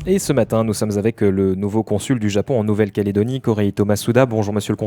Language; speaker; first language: French; native; French